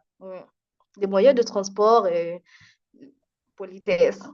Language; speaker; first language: French; non-native, fluent; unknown